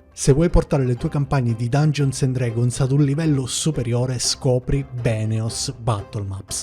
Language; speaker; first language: Italian; native; Italian